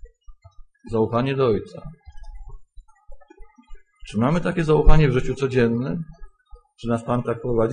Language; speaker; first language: Polish; native; Polish